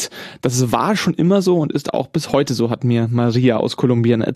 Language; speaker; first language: German; native; German